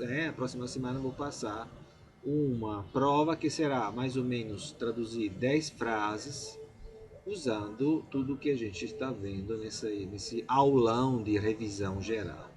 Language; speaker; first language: Portuguese; non-native, fluent; Italian